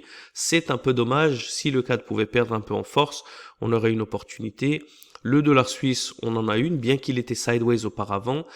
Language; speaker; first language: French; native; French